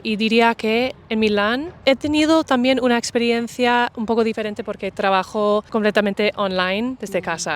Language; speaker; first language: Spanish; non-native, fluent; English